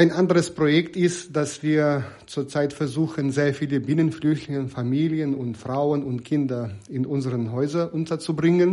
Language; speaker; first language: German; non-native, fluent; Ukrainian